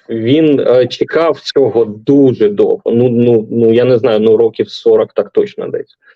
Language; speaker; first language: Ukrainian; non-native, local second language; Russian